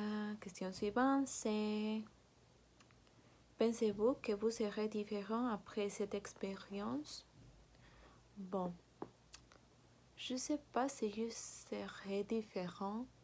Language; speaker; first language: French; non-native, learner; Spanish